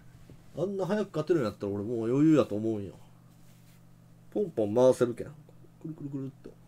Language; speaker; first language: Japanese; native; Japanese